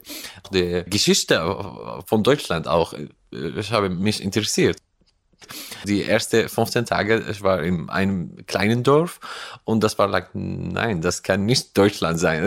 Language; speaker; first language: German; non-native, learner; Arabic